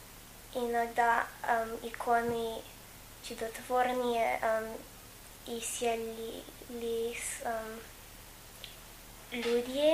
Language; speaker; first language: Russian; non-native, fluent; English